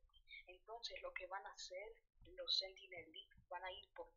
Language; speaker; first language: Spanish; early bilingual, heritage; Spanish